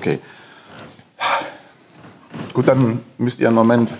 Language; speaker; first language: German; native; German